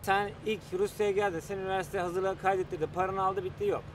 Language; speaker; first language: Turkish; native; Turkish